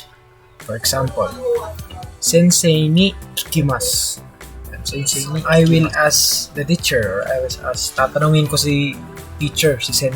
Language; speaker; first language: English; non-native, local second language; Filipino